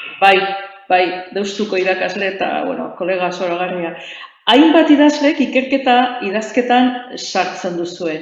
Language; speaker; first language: Basque; native; Basque